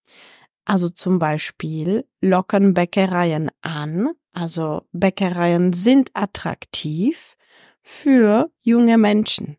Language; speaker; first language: German; non-native, fluent; Czech